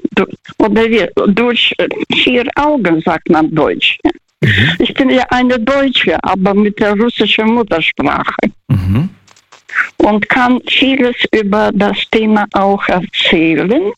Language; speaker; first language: German; non-native, fluent; Russian